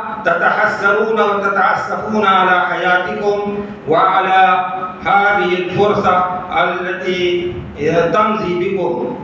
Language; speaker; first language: Arabic; non-native, fluent; Urdu